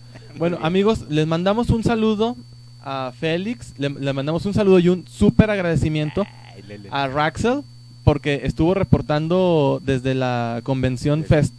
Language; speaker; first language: Spanish; native; Spanish